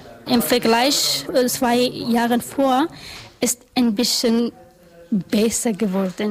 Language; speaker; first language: German; non-native, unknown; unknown